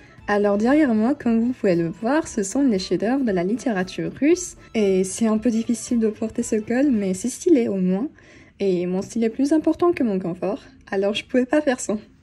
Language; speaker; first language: French; non-native, fluent; Turkish